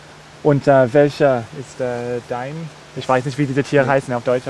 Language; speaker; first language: German; non-native, learner; English